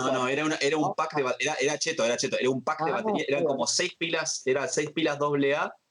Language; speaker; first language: Spanish; native; Spanish